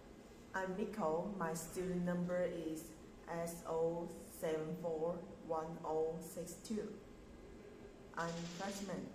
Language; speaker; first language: English; non-native, learner; Chinese